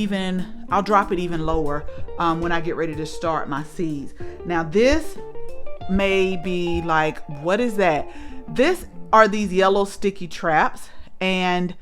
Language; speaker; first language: English; native; English